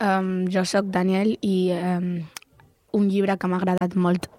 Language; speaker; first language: Catalan; non-native, local second language; Spanish